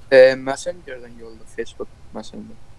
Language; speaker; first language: Turkish; early bilingual, heritage; Turkish